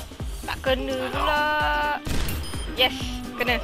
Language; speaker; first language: Malay; native; Malay